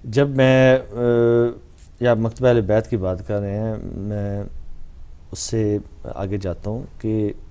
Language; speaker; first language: Urdu; non-native, local second language; Punjabi